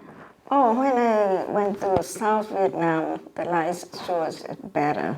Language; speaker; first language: English; non-native, learner; Vietnamese